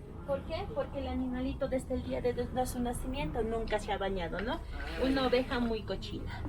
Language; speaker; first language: Spanish; native; Spanish